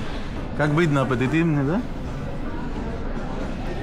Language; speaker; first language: Russian; non-native, learner; Spanish